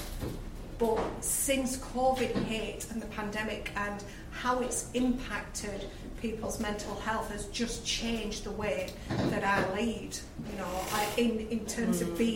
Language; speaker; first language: English; native; English